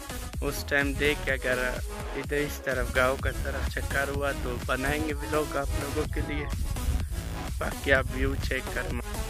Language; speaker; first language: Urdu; non-native, local second language; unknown